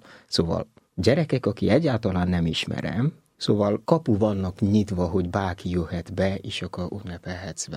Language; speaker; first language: Hungarian; non-native, learner; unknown